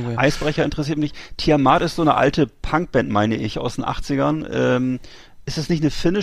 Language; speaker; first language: German; native; German